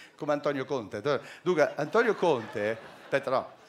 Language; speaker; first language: Italian; native; Italian